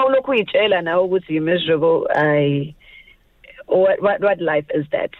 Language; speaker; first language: English; non-native, local second language; Zulu